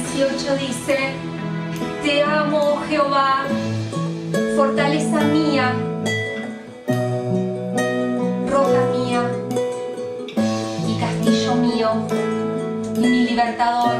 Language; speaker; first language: Spanish; native; Spanish